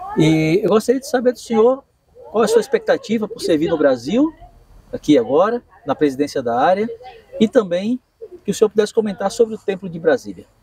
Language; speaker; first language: Portuguese; native; Portuguese